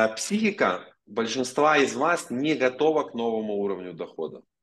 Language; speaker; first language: Russian; non-native, local second language; Ukrainian